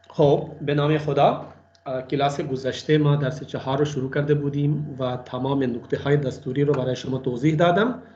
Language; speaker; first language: Persian; non-native, fluent; Urdu